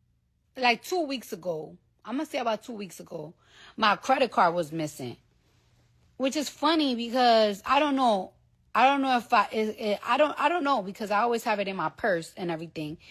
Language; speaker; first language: English; native; English